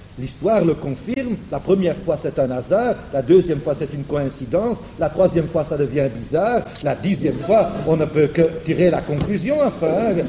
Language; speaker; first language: French; non-native, fluent; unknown